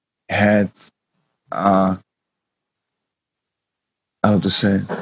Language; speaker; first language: English; non-native, learner; Czech